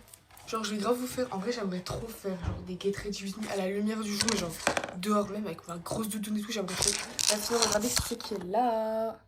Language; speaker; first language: French; native; French